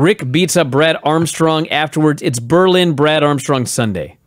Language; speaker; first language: English; native; English